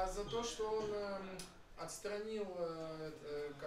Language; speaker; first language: Russian; native; Russian